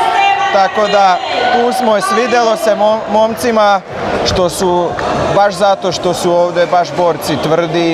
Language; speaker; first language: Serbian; non-native, local second language; Slovak